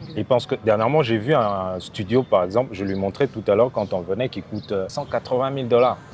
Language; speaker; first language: French; non-native, local second language; Lingala